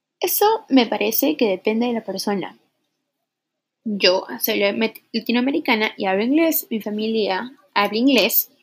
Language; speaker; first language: Spanish; early bilingual, heritage; Spanish